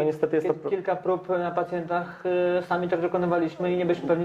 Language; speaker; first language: Polish; native; Polish